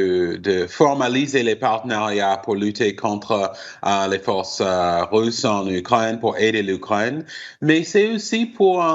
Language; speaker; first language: French; non-native, fluent; English